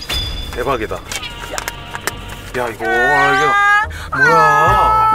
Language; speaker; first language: Korean; native; Korean